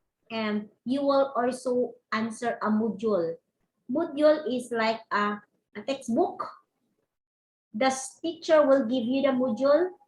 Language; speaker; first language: English; non-native, local second language; Cebuano